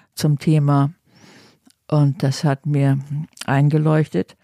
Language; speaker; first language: German; native; German